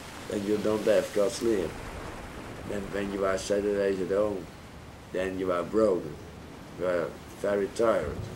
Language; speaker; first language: English; non-native, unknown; Dutch